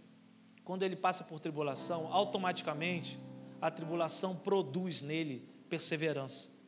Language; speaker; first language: Portuguese; native; Portuguese